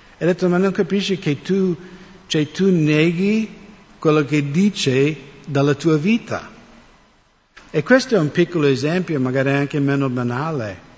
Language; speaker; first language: Italian; non-native, fluent; English